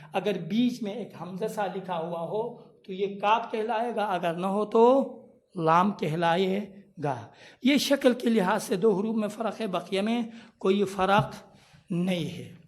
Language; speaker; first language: Urdu; non-native, local second language; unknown